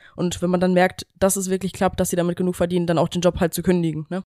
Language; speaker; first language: German; native; German